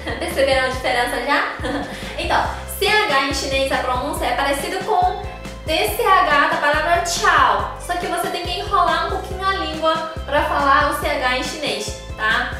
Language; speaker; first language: Portuguese; non-native, fluent; Chinese